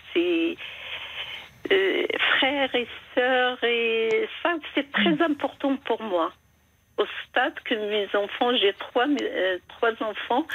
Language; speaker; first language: French; non-native, fluent; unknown